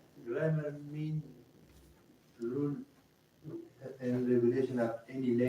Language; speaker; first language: English; non-native, learner; Pashto